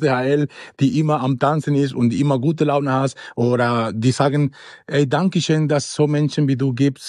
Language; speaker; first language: German; non-native, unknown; Spanish